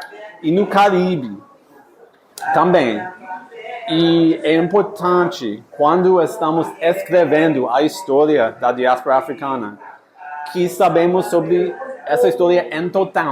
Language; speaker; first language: Portuguese; non-native, fluent; English